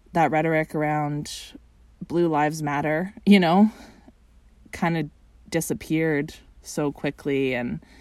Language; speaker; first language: English; native; English